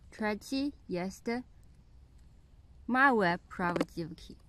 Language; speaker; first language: Polish; non-native, learner; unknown